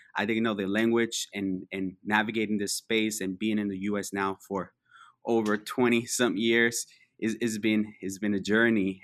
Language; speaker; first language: English; early bilingual, other home language; Spanish